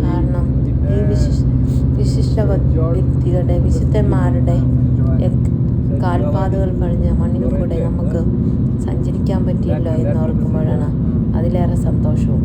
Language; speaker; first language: Malayalam; native; Malayalam